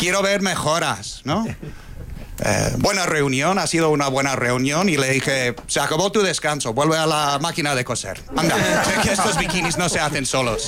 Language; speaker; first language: Spanish; non-native, fluent; English